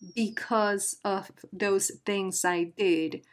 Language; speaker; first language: English; non-native, fluent; Spanish